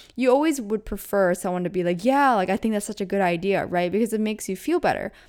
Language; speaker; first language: English; native; English